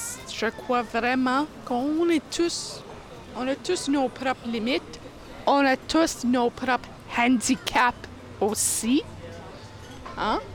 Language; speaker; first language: French; non-native, local second language; English